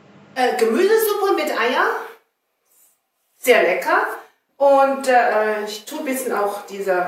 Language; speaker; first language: German; non-native, learner; Chinese